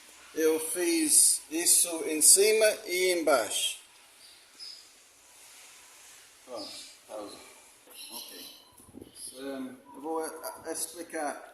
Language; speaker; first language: Portuguese; non-native, learner; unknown